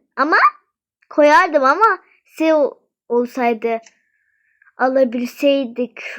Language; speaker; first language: Turkish; non-native, fluent; Russian